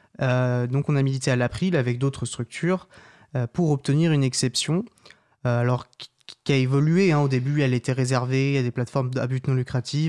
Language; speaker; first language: French; native; French